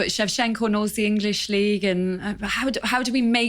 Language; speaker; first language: English; native; English